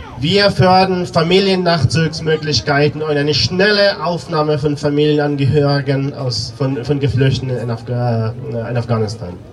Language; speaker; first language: German; non-native, fluent; Persian